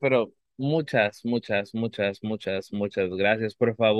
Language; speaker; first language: Spanish; early bilingual, heritage; Spanish